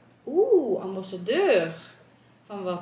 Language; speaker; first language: Dutch; native; Dutch